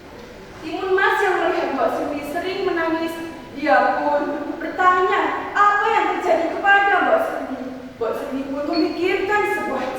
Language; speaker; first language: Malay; non-native, local second language; Javanese